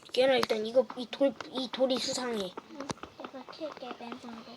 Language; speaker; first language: Korean; native; Korean